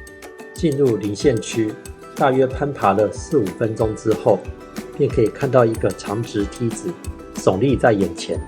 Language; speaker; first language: Chinese; native; Chinese